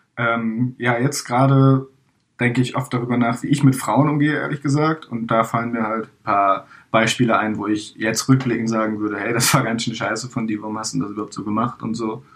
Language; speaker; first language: German; native; German